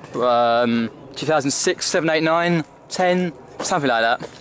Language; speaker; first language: English; native; English